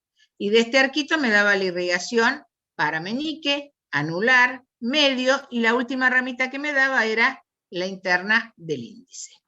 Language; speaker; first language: Spanish; native; Spanish